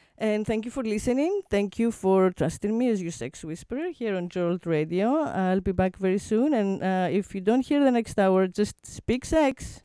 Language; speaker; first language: English; non-native, fluent; Greek